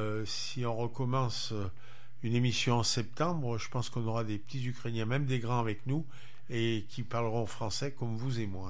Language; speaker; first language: French; native; French